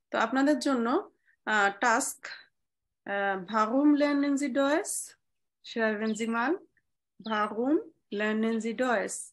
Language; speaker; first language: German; non-native, fluent; Bangla